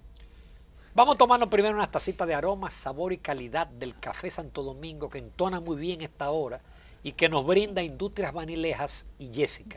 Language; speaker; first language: Spanish; native; Spanish